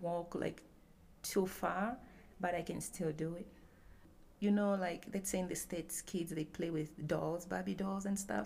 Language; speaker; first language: English; non-native, local second language; Bemba